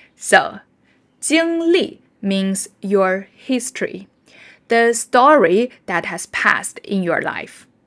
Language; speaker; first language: English; non-native, fluent; Chinese